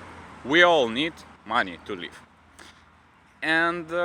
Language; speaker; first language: English; non-native, learner; Russian